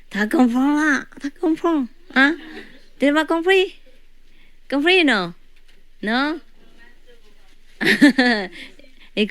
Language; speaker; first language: French; non-native, learner; Vietnamese